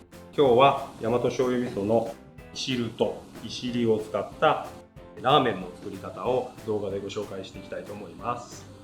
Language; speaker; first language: Japanese; native; Japanese